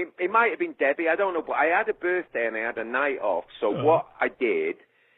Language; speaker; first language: English; native; English